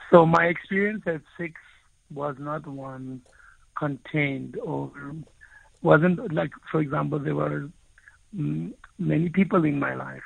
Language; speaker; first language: English; non-native, local second language; Afrikaans